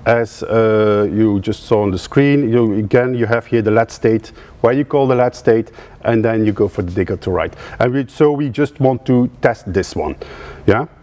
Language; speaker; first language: English; non-native, fluent; Dutch